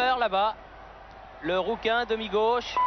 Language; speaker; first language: French; native; French